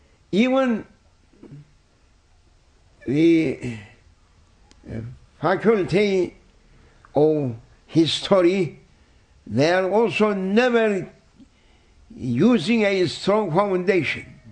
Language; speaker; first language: English; non-native, fluent; Turkish